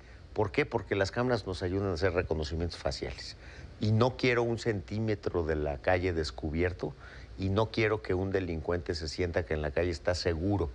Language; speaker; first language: Spanish; native; Spanish